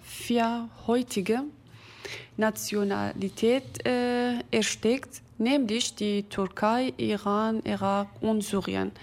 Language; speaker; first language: German; non-native, fluent; Kurdish